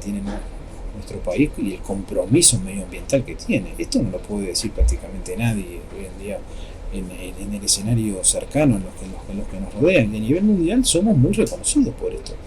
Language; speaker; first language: Spanish; native; Spanish